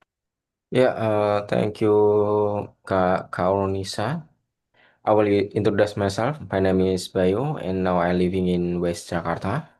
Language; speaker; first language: English; non-native, learner; Indonesian